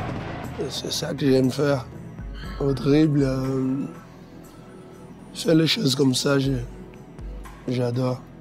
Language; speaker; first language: French; non-native, fluent; Portuguese